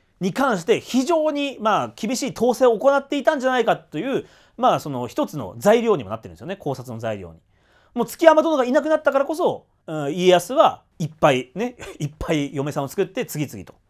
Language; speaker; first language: Japanese; native; Japanese